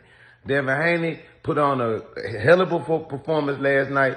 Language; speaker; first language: English; native; English